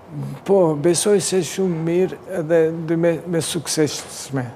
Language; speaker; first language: Albanian; early bilingual, heritage; Turkish